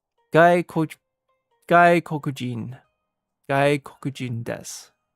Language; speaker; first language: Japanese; non-native, learner; English